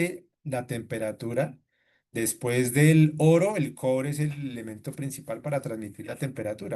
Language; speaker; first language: Spanish; native; Spanish